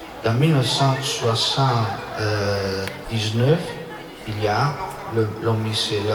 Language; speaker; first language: French; non-native, learner; Italian